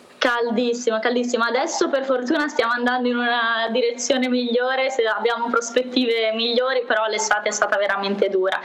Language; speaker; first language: Italian; native; Italian